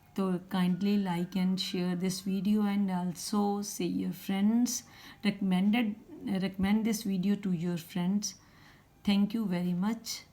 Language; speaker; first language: English; non-native, local second language; Punjabi